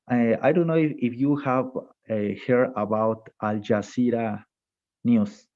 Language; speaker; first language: English; non-native, fluent; Spanish